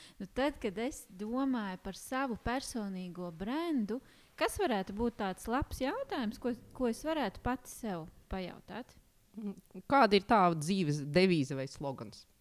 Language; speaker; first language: Latvian; non-native, local second language; Russian